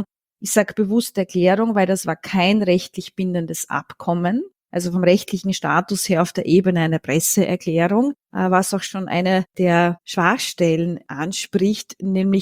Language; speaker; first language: German; native; German